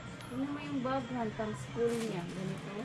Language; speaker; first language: Filipino; native; Filipino